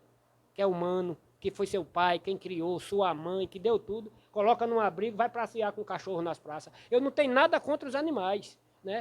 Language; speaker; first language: Portuguese; native; Portuguese